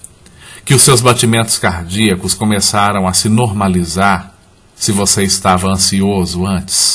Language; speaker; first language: Portuguese; native; Portuguese